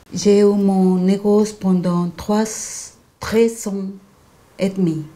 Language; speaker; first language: French; non-native, learner; Spanish